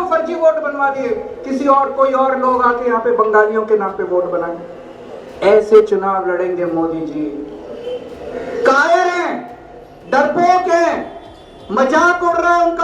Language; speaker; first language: Hindi; native; Hindi